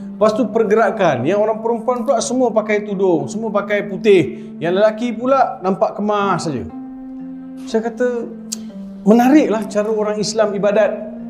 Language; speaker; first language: Malay; non-native, local second language; Tamil